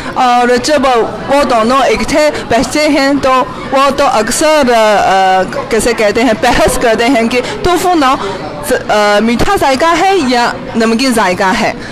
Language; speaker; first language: Urdu; non-native, fluent; Chinese